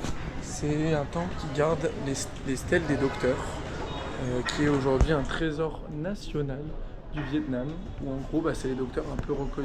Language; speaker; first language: French; native; French